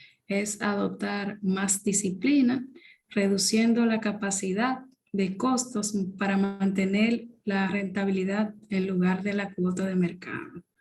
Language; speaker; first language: Spanish; native; Spanish